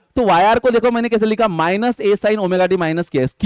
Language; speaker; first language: Hindi; non-native, local second language; Marathi